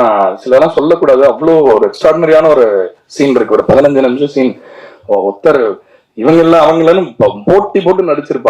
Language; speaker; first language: Tamil; native; Tamil